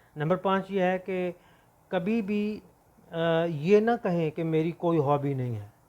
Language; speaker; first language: Urdu; non-native, local second language; Punjabi